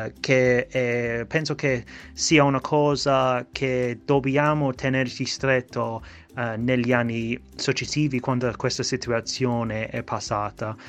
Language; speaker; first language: Italian; non-native, fluent; English